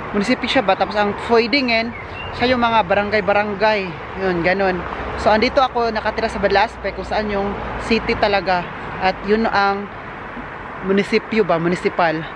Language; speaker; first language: Filipino; non-native, local second language; Cebuano